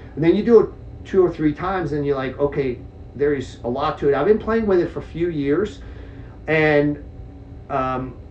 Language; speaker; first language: English; early bilingual, other home language; Czech